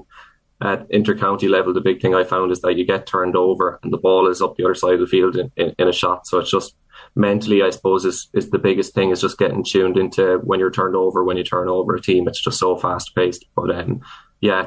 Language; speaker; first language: English; native; English